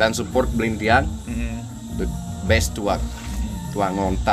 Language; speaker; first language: Indonesian; non-native, fluent; English